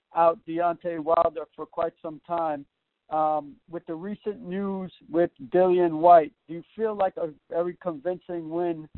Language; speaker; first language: English; native; English